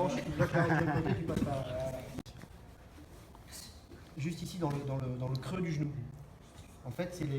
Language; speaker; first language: French; native; French